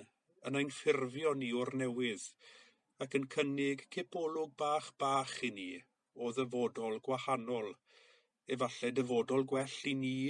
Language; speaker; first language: Welsh; native; Welsh